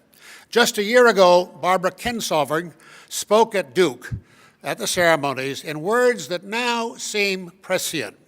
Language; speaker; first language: English; native; English